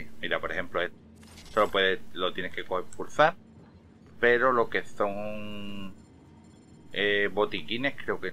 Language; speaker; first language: Spanish; native; Spanish